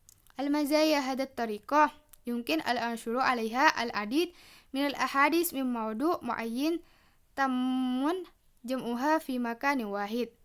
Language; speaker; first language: Arabic; non-native, learner; Indonesian